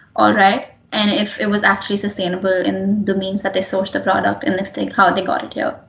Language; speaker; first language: English; non-native, local second language; Hindi